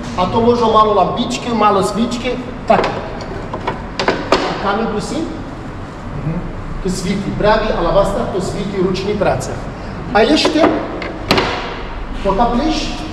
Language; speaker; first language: Czech; non-native, learner; Arabic